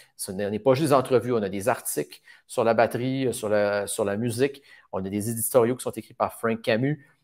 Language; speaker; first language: French; native; French